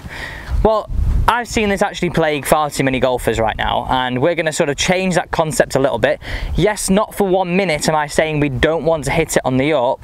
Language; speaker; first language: English; native; English